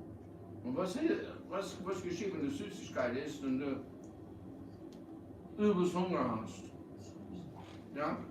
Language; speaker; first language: German; early bilingual, heritage; English